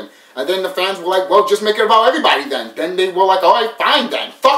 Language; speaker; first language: English; native; English